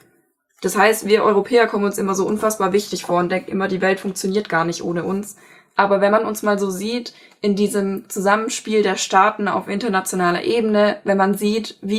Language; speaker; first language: German; native; German